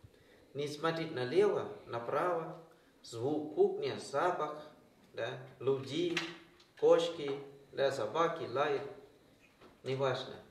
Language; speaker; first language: Russian; non-native, learner; Thai